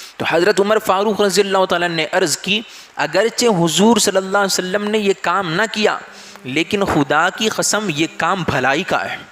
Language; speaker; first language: Urdu; native; Urdu